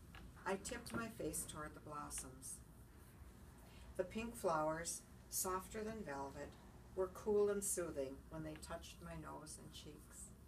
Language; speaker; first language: English; native; English